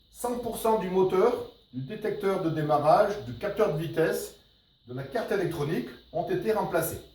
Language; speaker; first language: French; native; French